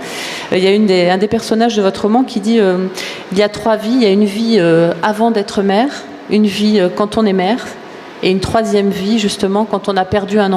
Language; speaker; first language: French; native; French